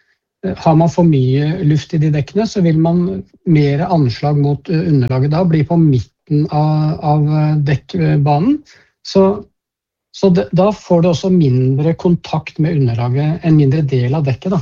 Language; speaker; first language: Norwegian; native; Norwegian